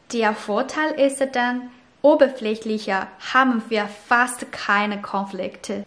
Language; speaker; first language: German; non-native, fluent; Chinese